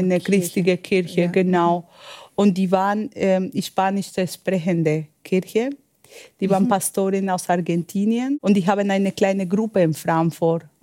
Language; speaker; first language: German; non-native, learner; Spanish